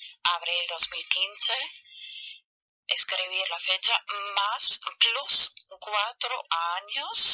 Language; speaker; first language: Spanish; non-native, fluent; German